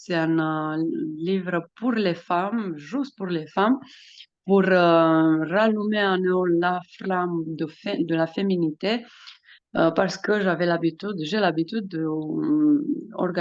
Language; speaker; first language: French; non-native, fluent; Romanian